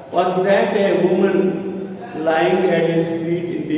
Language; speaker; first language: English; non-native, local second language; Kannada